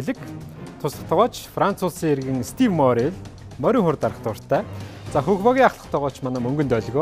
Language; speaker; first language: Mongolian; native; Mongolian